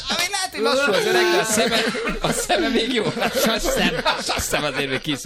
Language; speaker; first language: Hungarian; native; Hungarian